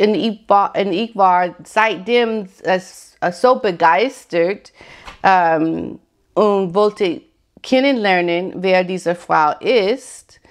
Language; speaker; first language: German; non-native, learner; English